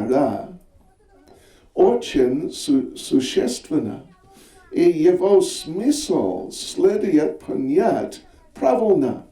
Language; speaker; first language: Russian; non-native, learner; English